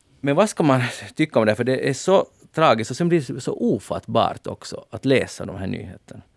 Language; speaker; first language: Swedish; native; Swedish